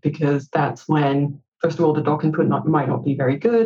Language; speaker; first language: English; non-native, fluent; Danish